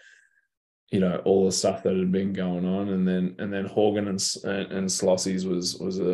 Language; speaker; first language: English; native; English